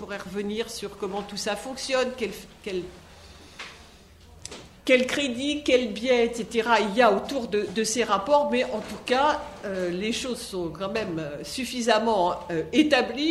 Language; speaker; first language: French; native; French